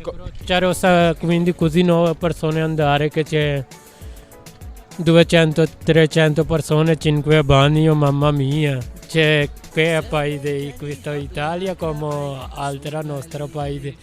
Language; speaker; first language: Italian; non-native, learner; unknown